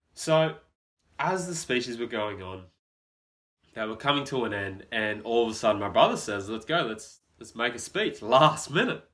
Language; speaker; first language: English; native; English